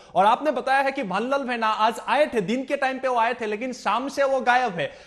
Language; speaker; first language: Hindi; non-native, local second language; Assamese